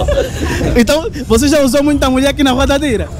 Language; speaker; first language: Portuguese; native; Portuguese